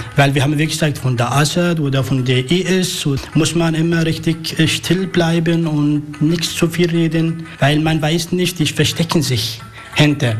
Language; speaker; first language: German; non-native, learner; Arabic